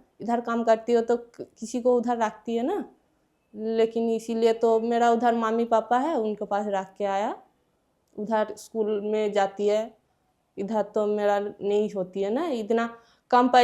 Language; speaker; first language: Hindi; non-native, local second language; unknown